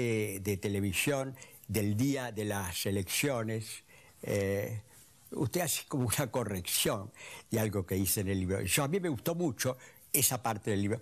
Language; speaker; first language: Spanish; native; Spanish